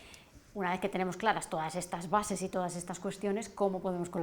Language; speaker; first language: Spanish; native; Spanish